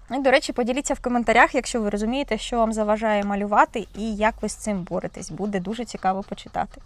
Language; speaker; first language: Ukrainian; native; Ukrainian